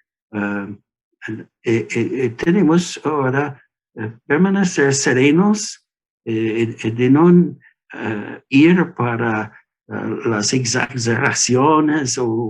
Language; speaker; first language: Spanish; non-native, learner; English